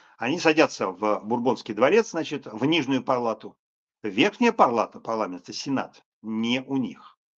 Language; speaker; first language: Russian; native; Russian